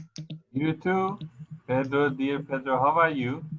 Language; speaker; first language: English; non-native, fluent; Arabic